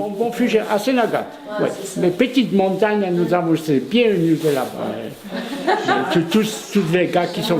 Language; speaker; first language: French; non-native, fluent; Polish